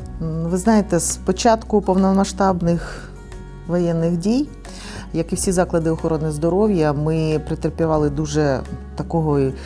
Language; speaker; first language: Ukrainian; non-native, local second language; Russian